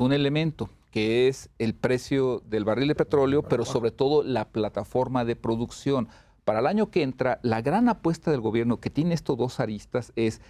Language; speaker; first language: Spanish; native; Spanish